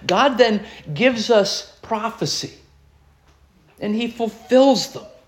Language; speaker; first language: English; native; English